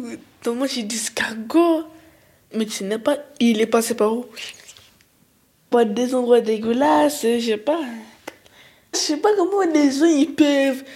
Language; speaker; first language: French; early bilingual, other home language; Arabic